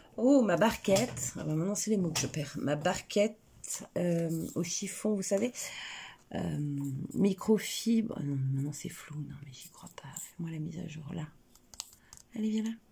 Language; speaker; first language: French; native; French